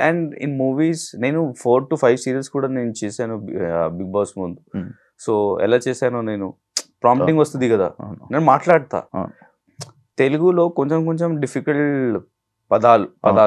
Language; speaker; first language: Telugu; non-native, learner; Hindi